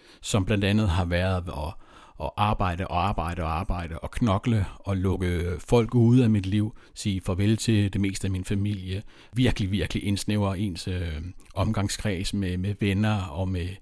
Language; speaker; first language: Danish; native; Danish